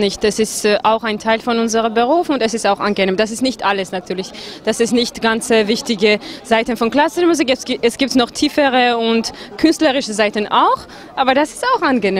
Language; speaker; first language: German; non-native, fluent; Georgian